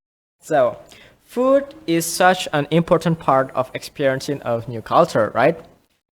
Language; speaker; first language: English; non-native, fluent; Indonesian